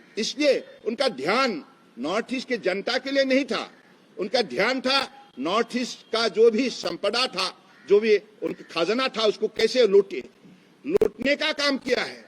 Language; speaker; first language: Hindi; non-native, local second language; Assamese